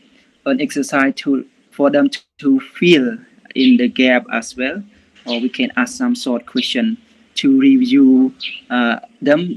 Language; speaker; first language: English; non-native, learner; Khmer